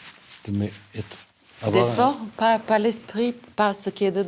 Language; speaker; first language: French; non-native, fluent; Serbian